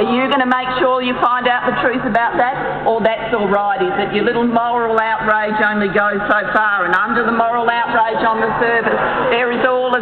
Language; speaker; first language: English; native; English